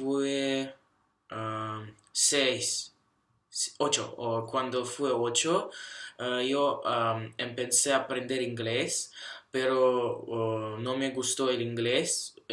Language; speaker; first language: Spanish; non-native, learner; Russian